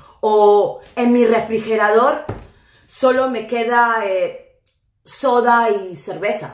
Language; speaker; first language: Spanish; non-native, fluent; English